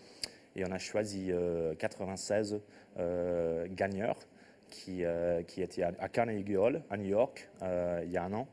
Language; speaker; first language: French; non-native, fluent; English